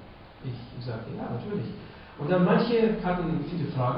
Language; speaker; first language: German; non-native, fluent; Russian